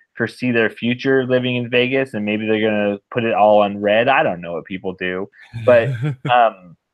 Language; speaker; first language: English; native; English